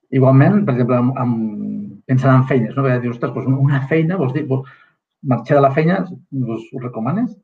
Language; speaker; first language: Catalan; native; Catalan